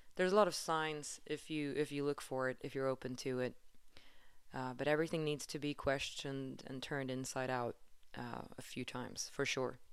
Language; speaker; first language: English; non-native, fluent; Swedish